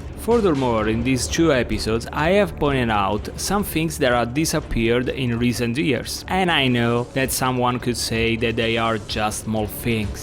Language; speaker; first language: English; non-native, fluent; Italian